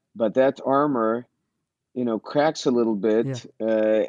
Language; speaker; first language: English; early bilingual, other home language; Russian